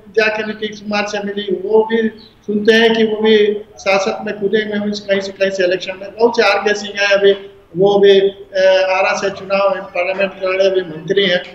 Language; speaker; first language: Hindi; native; Hindi